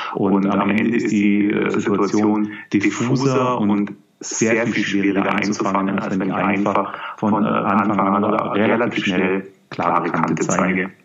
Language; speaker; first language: German; native; German